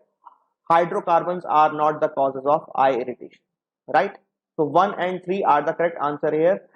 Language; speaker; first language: English; non-native, local second language; Hindi